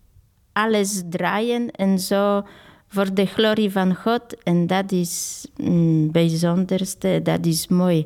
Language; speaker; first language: Dutch; non-native, fluent; Polish